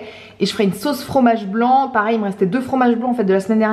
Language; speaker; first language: French; native; French